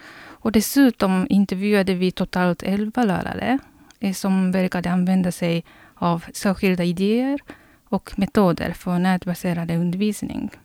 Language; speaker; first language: Swedish; non-native, fluent; Japanese